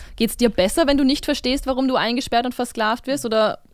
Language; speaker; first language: German; native; German